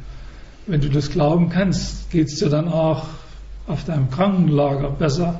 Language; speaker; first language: German; native; German